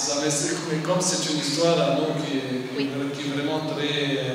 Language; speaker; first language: French; non-native, local second language; Arabic